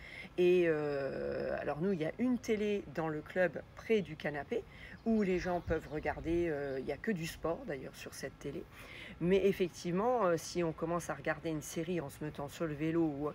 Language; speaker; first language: French; native; French